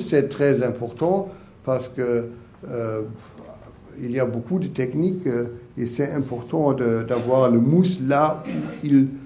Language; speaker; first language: French; non-native, learner; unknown